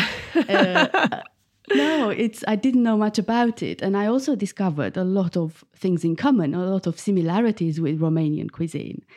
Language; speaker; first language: English; non-native, fluent; Romanian